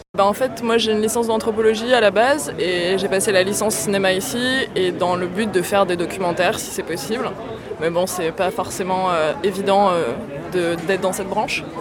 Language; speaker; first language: French; native; French